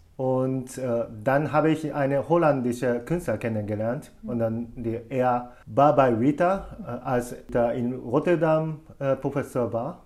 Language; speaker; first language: German; non-native, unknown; Japanese